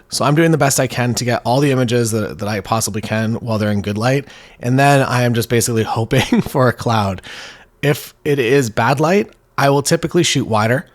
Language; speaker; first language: English; native; English